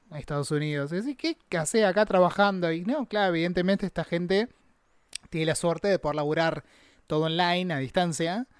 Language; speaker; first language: Spanish; native; Spanish